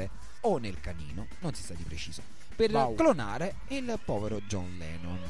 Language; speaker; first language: Italian; native; Italian